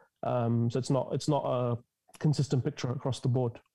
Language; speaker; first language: English; native; English